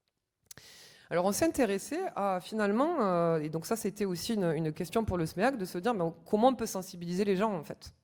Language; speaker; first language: French; native; French